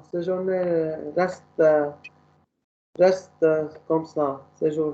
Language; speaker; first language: French; non-native, learner; Arabic